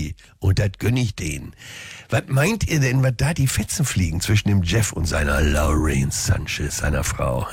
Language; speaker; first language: German; native; German